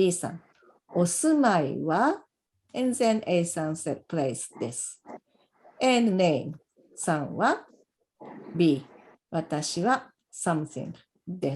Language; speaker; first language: Japanese; non-native, fluent; English